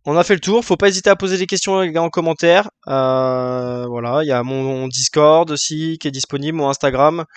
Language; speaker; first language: French; native; French